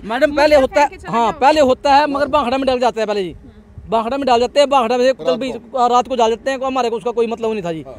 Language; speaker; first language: Hindi; native; Hindi